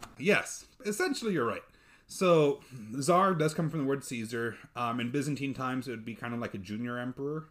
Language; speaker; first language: English; native; English